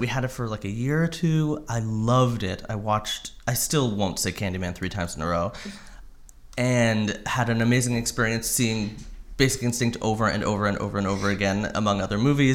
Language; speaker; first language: English; native; English